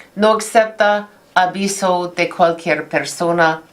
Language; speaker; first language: Spanish; non-native, learner; English